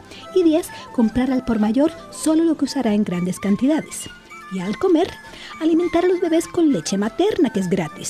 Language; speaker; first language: Spanish; native; Spanish